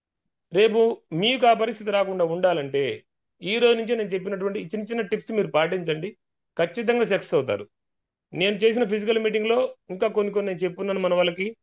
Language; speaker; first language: Telugu; native; Telugu